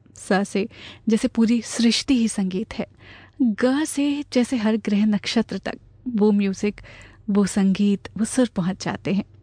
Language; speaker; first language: Hindi; native; Hindi